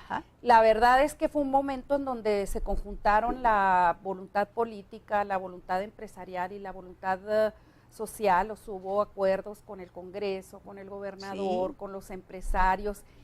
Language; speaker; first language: Spanish; native; Spanish